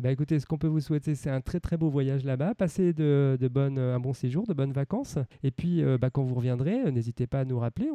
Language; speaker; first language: French; native; French